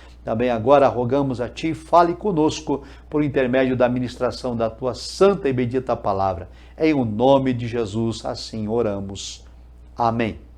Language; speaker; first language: Portuguese; native; Portuguese